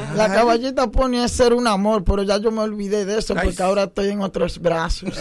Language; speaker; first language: Spanish; native; Spanish